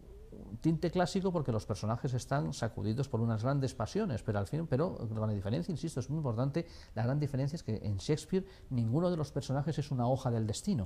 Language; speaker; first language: Spanish; native; Spanish